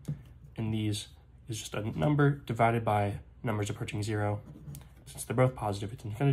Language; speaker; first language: English; native; English